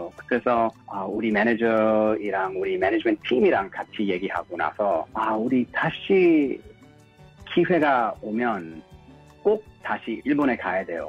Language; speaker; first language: Korean; early bilingual, heritage; English